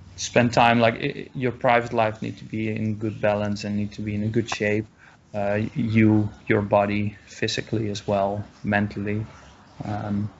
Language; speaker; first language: English; non-native, fluent; Dutch